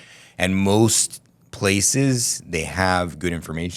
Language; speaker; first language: English; native; English